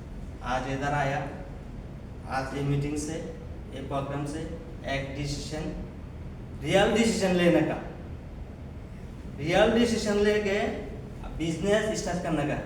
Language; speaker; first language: Hindi; non-native, fluent; Bangla